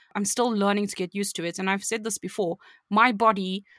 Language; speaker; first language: English; native; English